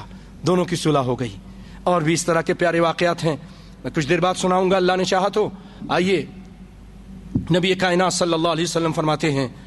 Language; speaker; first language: Urdu; native; Urdu